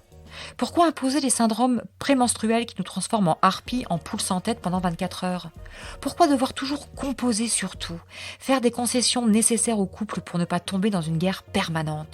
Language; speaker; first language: French; native; French